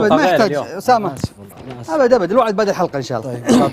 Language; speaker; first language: Arabic; native; Arabic